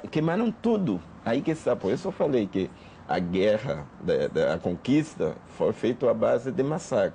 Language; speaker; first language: Portuguese; non-native, fluent; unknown